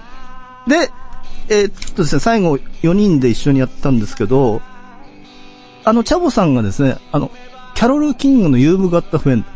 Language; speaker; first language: Japanese; native; Japanese